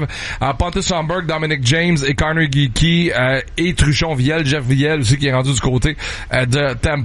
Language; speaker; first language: French; native; French